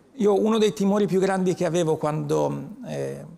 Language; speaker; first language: Italian; native; Italian